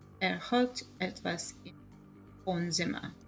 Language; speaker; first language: German; non-native, learner; English